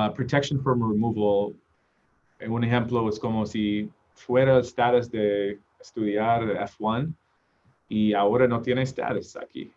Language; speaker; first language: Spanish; non-native, learner; English